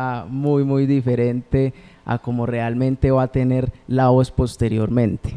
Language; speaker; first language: Spanish; native; Spanish